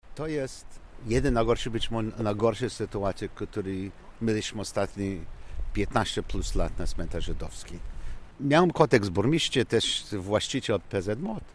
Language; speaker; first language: Polish; non-native, learner; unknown